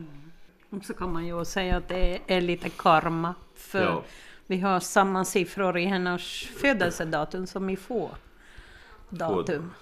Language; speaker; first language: Swedish; native; Swedish